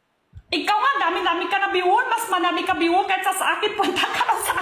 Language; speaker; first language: Filipino; non-native, learner; Chinese